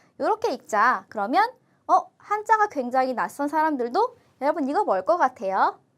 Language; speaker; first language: Korean; native; Korean